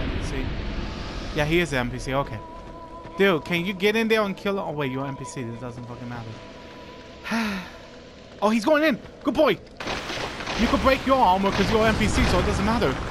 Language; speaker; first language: English; native; English